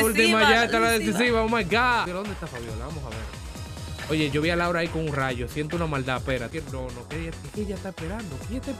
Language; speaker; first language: Spanish; native; Spanish